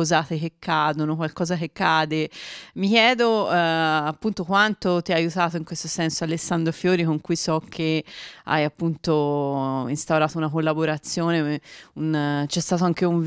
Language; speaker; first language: Italian; native; Italian